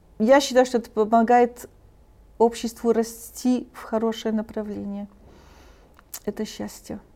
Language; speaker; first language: Russian; early bilingual, heritage; Russian